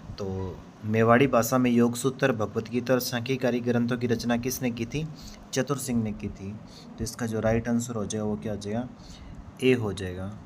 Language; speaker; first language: Hindi; native; Hindi